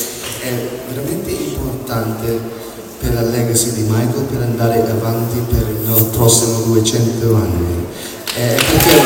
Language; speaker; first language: Italian; non-native, learner; English